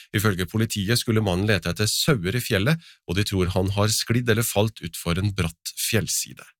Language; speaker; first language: Norwegian; native; Norwegian